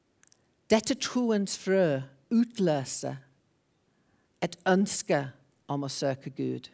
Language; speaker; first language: Norwegian; non-native, fluent; English